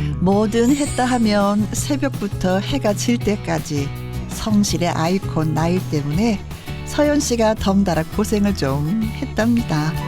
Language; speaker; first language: Korean; native; Korean